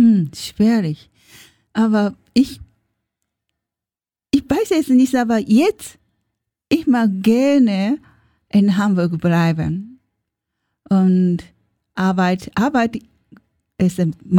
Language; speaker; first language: German; non-native, learner; Japanese